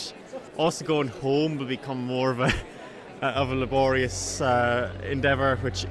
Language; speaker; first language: English; native; English